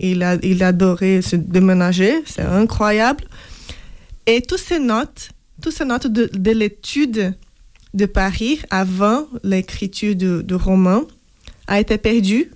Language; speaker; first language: French; non-native, fluent; Portuguese